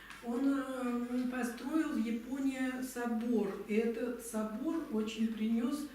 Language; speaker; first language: Russian; native; Russian